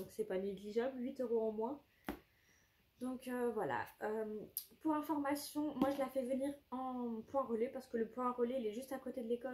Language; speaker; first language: French; native; French